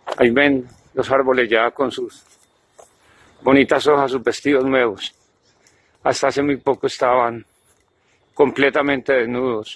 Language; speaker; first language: Spanish; native; Spanish